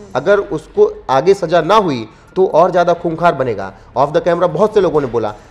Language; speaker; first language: Hindi; native; Hindi